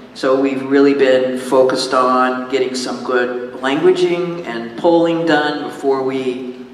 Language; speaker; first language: English; native; English